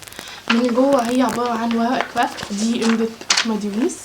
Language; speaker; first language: Arabic; native; Arabic